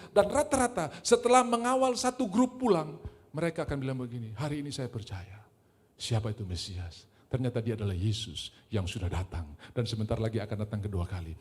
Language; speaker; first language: Indonesian; native; Indonesian